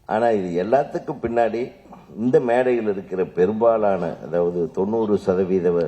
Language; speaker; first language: Tamil; native; Tamil